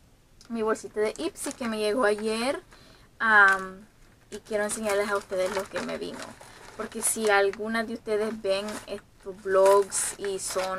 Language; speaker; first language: Spanish; early bilingual, heritage; Spanish